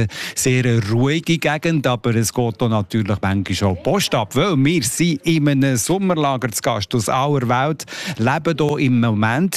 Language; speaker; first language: German; native; German